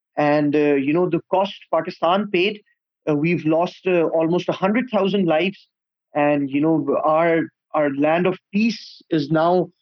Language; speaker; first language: English; non-native, local second language; Urdu